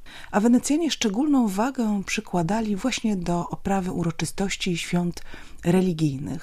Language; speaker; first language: Polish; native; Polish